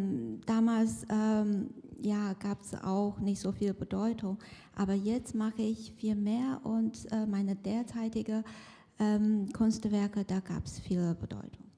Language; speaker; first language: German; non-native, fluent; Chinese